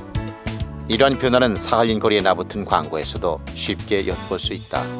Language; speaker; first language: Korean; native; Korean